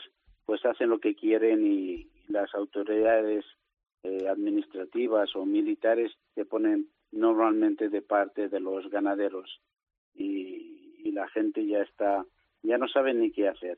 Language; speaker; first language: Spanish; native; Spanish